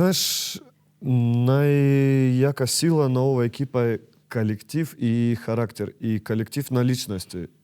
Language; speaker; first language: Macedonian; non-native, learner; Russian